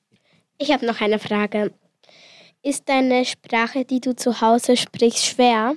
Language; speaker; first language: German; early bilingual, other home language; Spanish